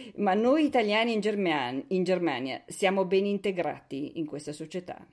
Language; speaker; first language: Italian; native; Italian